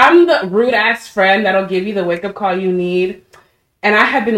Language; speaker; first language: English; native; English